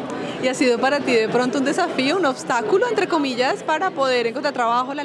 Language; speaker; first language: Spanish; native; Spanish